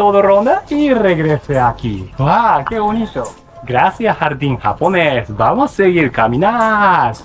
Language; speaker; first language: Spanish; non-native, learner; Japanese